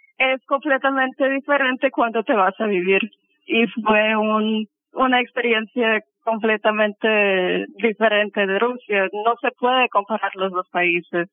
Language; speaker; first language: Spanish; early bilingual, heritage; Spanish